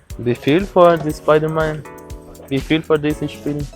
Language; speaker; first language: German; non-native, learner; Spanish